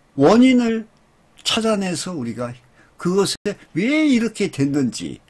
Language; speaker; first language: Korean; native; Korean